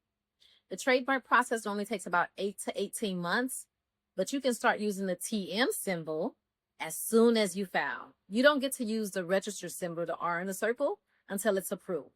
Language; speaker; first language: English; native; English